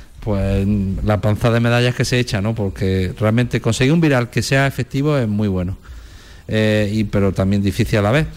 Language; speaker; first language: Spanish; native; Spanish